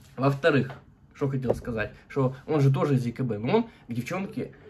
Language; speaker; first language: Russian; native; Russian